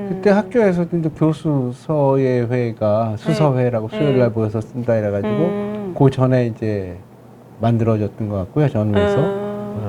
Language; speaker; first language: Korean; native; Korean